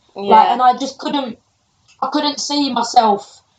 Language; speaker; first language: English; native; English